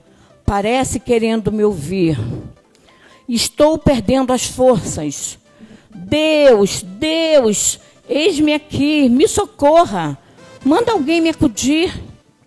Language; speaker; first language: Portuguese; native; Portuguese